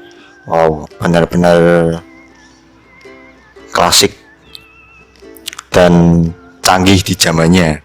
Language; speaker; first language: Indonesian; native; Indonesian